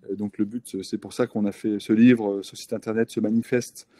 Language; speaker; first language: French; native; French